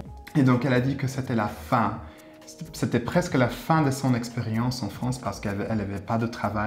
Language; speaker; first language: French; non-native, fluent; English